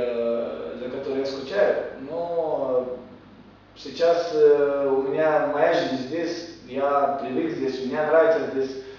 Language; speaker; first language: Russian; non-native, fluent; Romanian